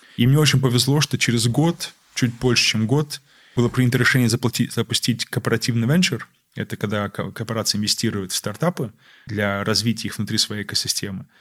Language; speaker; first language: Russian; early bilingual, heritage; Russian